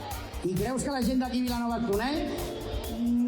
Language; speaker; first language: Catalan; native; Catalan